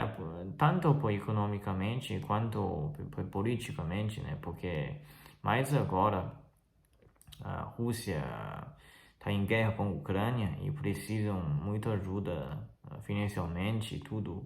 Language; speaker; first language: Portuguese; non-native, fluent; Chinese